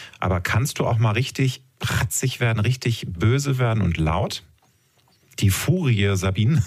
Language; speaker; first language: German; native; German